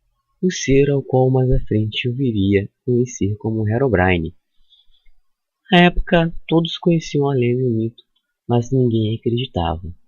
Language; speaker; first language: Portuguese; native; Portuguese